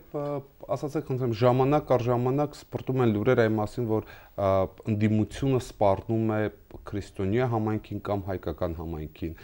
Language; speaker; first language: Armenian; native; Armenian